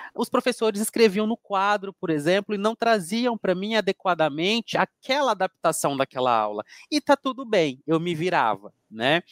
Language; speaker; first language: Portuguese; native; Portuguese